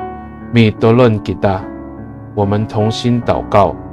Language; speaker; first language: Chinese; non-native, local second language; Amis